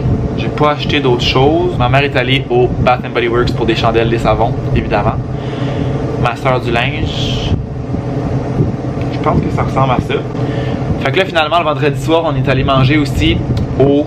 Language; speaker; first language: French; native; French